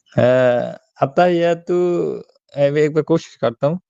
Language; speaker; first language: Hindi; non-native, learner; Bangla